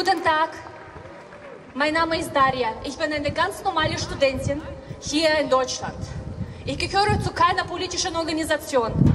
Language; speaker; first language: German; non-native, fluent; Russian